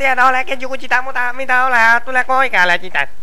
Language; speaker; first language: Finnish; non-native, learner; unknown